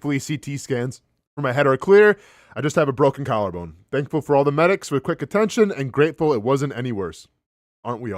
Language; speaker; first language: English; native; English